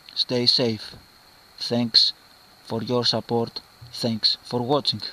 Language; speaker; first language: English; non-native, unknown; Greek